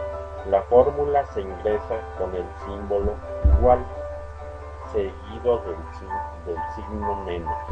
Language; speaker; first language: Spanish; native; Spanish